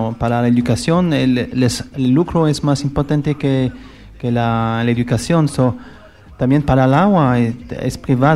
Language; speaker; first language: Spanish; non-native, learner; French